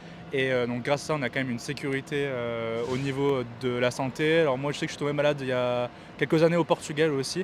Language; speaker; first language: French; native; French